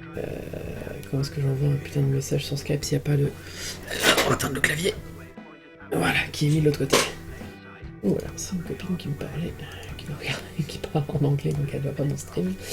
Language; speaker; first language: French; native; French